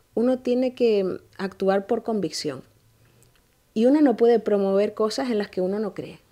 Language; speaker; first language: Spanish; native; Spanish